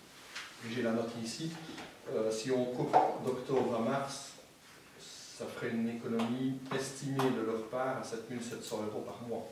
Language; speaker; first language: French; native; French